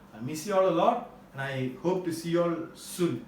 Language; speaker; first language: English; non-native, local second language; Tamil